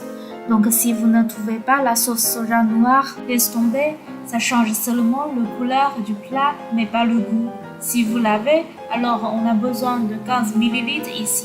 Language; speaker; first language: French; non-native, fluent; Chinese